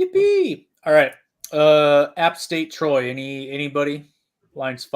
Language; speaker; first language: English; native; English